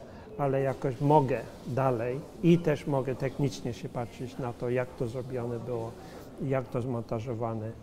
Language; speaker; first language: Polish; early bilingual, heritage; Polish